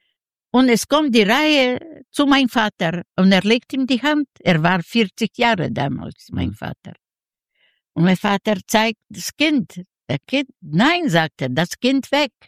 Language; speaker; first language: German; non-native, learner; Yiddish